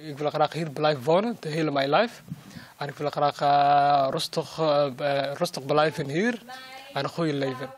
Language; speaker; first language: Dutch; non-native, learner; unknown